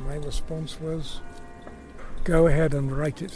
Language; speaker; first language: English; native; English